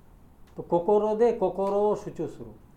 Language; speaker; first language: Japanese; non-native, learner; Bangla